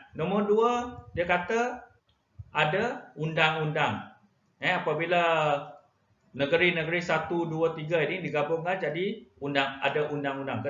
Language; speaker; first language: Malay; non-native, local second language; Chinese